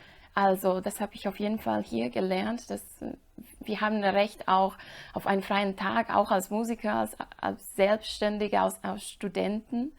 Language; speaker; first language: German; non-native, fluent; Slovak